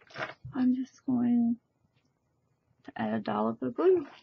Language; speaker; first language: English; native; English